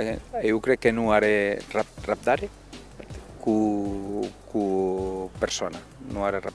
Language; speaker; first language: Romanian; non-native, learner; Spanish